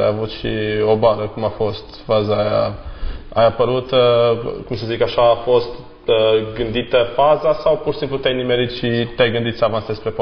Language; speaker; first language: Romanian; native; Romanian